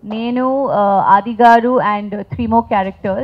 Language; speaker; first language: Telugu; non-native, fluent; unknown